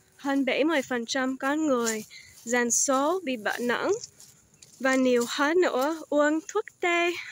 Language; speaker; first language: Vietnamese; early bilingual, heritage; Vietnamese